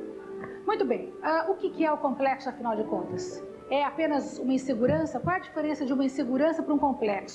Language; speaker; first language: Portuguese; native; Portuguese